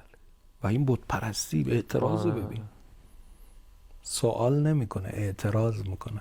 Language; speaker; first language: Persian; native; Persian